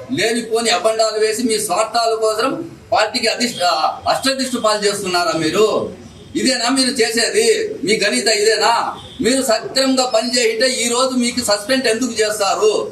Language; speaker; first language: Telugu; non-native, local second language; Lambadi